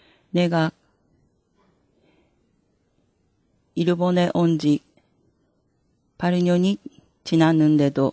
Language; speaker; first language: Korean; non-native, fluent; Japanese